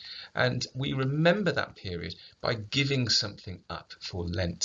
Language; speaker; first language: English; native; English